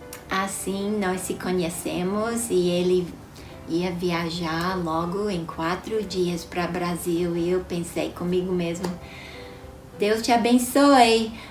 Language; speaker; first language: Portuguese; non-native, fluent; English